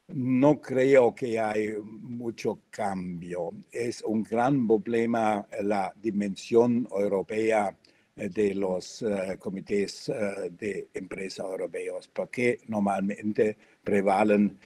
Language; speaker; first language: Spanish; non-native, fluent; German